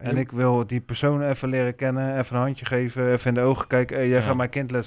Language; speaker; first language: Dutch; native; Dutch